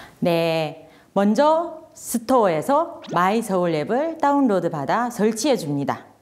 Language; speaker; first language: Korean; non-native, fluent; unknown